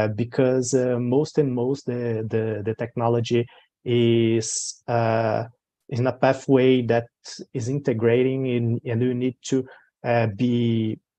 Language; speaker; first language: English; non-native, learner; Portuguese